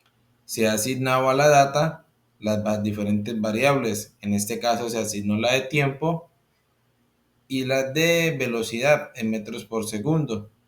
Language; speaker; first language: Spanish; native; Spanish